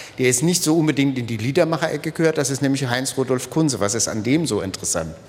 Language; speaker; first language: German; native; German